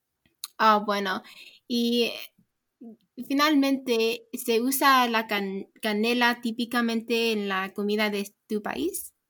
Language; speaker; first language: Spanish; non-native, learner; English